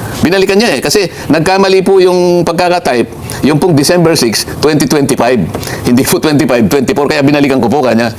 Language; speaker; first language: Filipino; non-native, local second language; Masbatenyo